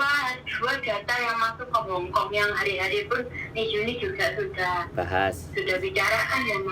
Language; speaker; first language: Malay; non-native, local second language; Javanese